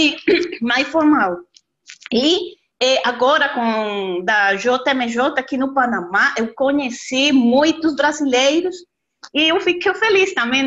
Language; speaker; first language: Portuguese; non-native, learner; Spanish